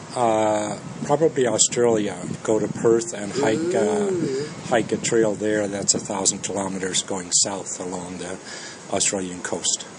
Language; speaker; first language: English; early bilingual, other home language; Danish